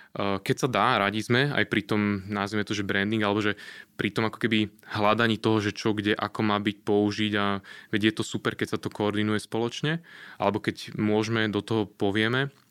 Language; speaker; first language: Slovak; native; Slovak